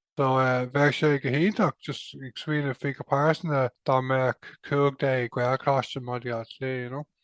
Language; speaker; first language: Irish; non-native, local second language; English